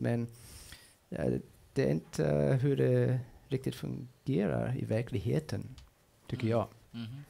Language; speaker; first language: Swedish; non-native, fluent; English